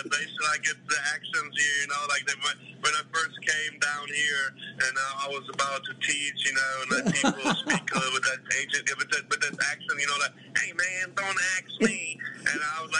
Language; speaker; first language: English; non-native, fluent; German